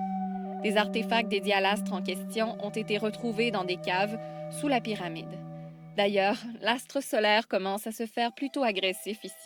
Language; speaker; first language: French; native; French